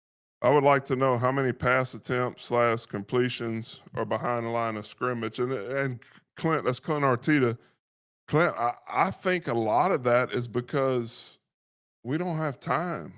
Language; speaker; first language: English; native; English